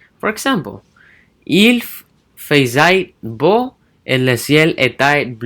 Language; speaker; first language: French; non-native, learner; English